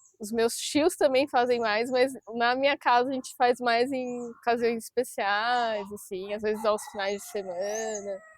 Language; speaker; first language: Portuguese; native; Portuguese